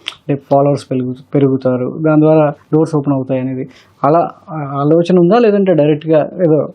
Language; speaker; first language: Telugu; native; Telugu